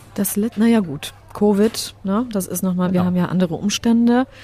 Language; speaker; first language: German; early bilingual, other home language; Polish